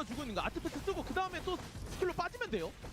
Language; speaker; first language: Korean; native; Korean